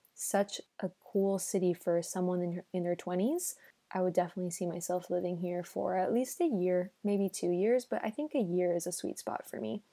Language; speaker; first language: English; early bilingual, other home language; Spanish